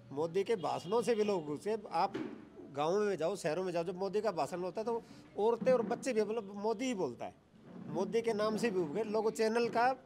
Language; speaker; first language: Hindi; native; Hindi